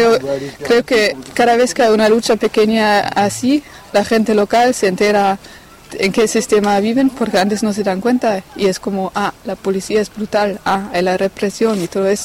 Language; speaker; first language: Spanish; non-native, fluent; French